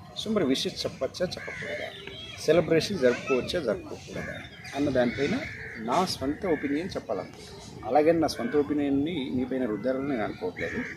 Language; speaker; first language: Telugu; non-native, local second language; Marathi